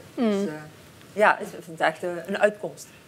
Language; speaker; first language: Dutch; native; Dutch